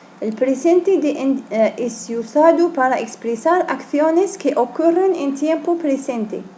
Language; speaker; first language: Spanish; non-native, fluent; Arabic